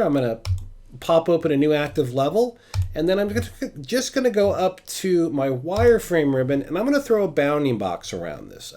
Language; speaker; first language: English; native; English